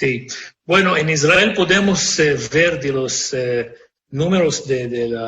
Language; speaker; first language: Spanish; non-native, fluent; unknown